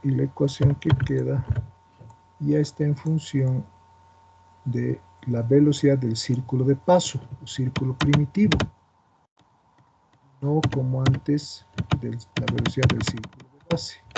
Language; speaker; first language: Spanish; native; Spanish